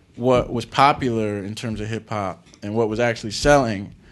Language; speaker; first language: English; native; English